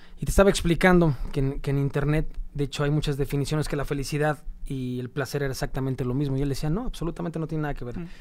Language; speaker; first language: Spanish; native; Spanish